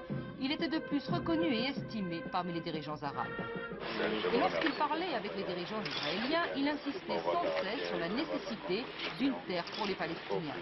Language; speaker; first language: French; native; French